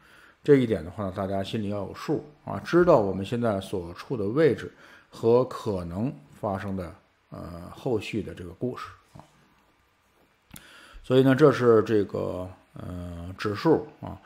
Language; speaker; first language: Chinese; native; Chinese